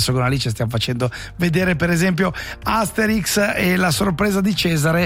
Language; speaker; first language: Italian; native; Italian